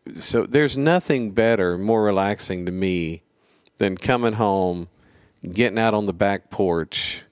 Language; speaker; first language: English; native; English